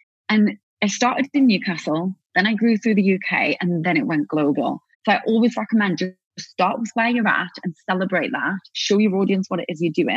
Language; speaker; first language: English; native; English